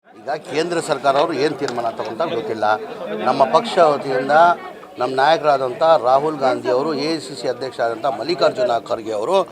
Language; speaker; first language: Kannada; non-native, local second language; Urdu